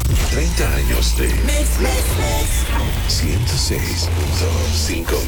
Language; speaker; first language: Spanish; native; Spanish